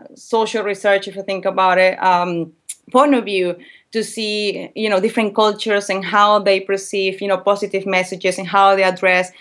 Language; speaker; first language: English; non-native, fluent; Spanish